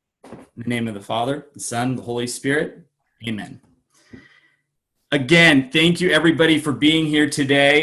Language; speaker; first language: English; native; English